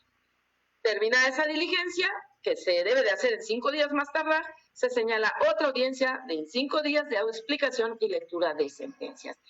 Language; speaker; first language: Spanish; native; Spanish